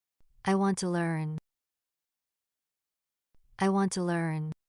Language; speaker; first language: English; non-native, fluent; Portuguese